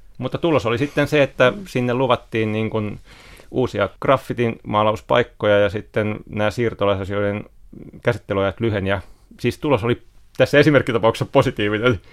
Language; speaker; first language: Finnish; native; Finnish